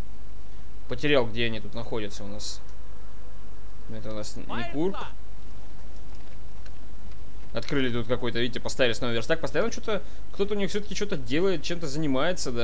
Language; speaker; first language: Russian; native; Russian